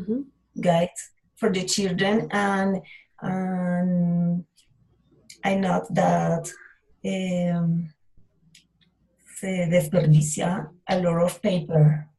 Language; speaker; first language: English; non-native, learner; Spanish